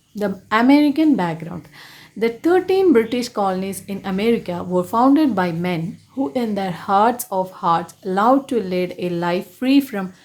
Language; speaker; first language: English; non-native, local second language; Malayalam